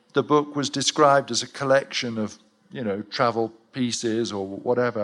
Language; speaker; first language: English; native; English